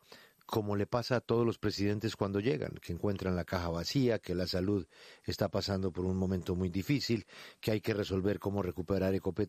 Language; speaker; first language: Spanish; native; Spanish